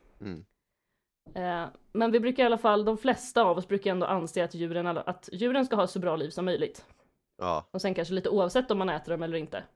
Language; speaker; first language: Swedish; native; Swedish